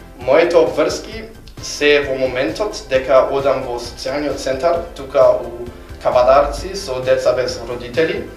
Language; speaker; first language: Macedonian; non-native, fluent; German